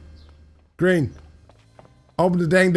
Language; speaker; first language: English; native; English